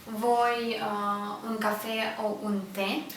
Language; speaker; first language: Italian; non-native, learner; Russian